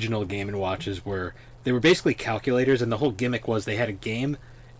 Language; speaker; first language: English; native; English